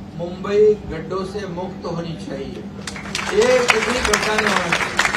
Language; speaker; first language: Hindi; non-native, local second language; Marathi